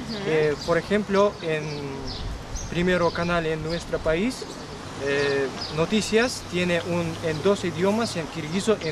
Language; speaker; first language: Spanish; non-native, learner; Kyrgyz